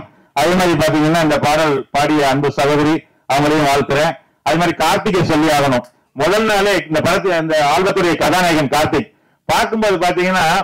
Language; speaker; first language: Tamil; native; Tamil